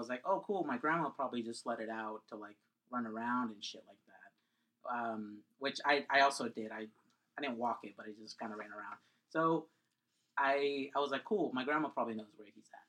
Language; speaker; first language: English; early bilingual, other home language; Spanish